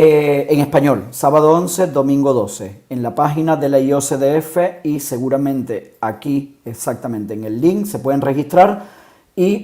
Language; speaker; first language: Spanish; native; Spanish